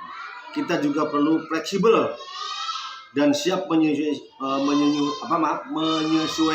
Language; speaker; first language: Indonesian; native; Indonesian